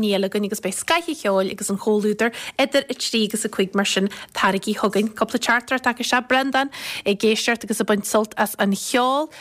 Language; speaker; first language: Irish; native; Irish